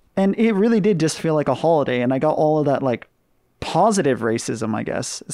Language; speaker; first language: English; native; English